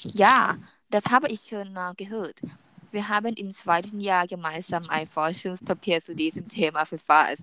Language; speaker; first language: German; non-native, learner; Thai